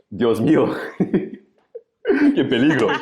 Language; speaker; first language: Spanish; non-native, fluent; Portuguese